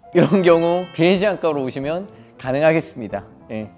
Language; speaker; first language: Korean; native; Korean